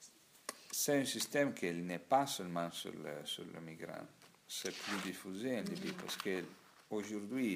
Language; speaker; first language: French; non-native, learner; Italian